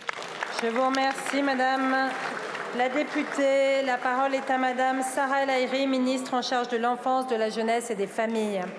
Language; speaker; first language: French; native; French